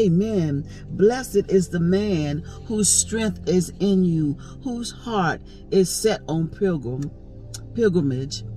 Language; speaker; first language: English; native; English